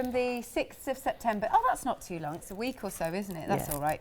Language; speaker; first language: English; native; English